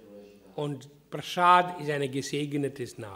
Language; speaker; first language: German; non-native, fluent; Hindi